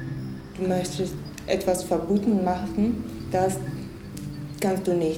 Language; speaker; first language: German; non-native, learner; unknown